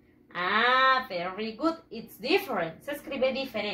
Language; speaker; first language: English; non-native, fluent; Spanish